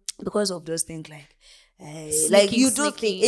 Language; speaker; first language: English; non-native, local second language; Kinyarwanda